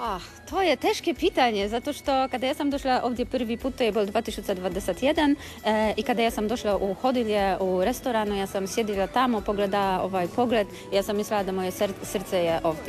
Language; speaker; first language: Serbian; non-native, learner; Polish